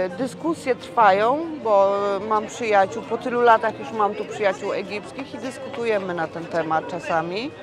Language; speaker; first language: Polish; native; Polish